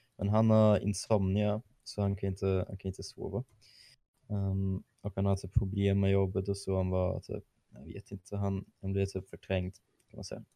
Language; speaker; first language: Swedish; non-native, fluent; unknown